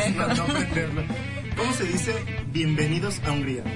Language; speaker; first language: Spanish; native; Spanish